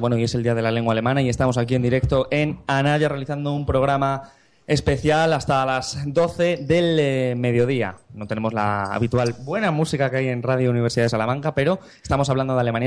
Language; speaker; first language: Spanish; native; Spanish